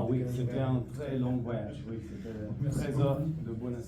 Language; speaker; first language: French; non-native, fluent; Romanian